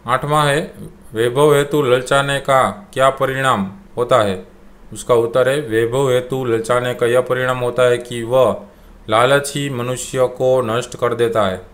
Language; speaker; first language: Hindi; non-native, local second language; Gujarati